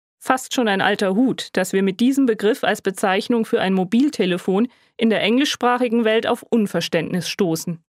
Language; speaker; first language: German; native; German